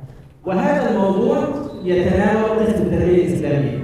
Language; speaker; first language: Arabic; native; Arabic